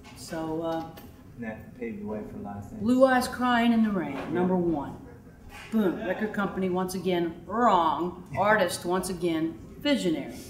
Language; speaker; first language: English; native; English